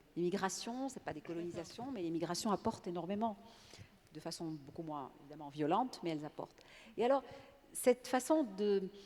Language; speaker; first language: French; non-native, local second language; Arabic